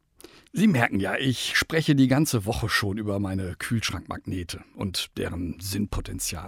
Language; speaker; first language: German; native; German